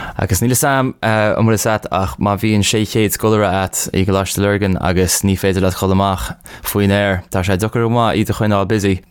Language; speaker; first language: Irish; non-native, local second language; English